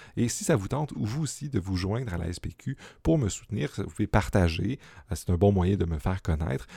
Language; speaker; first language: French; native; French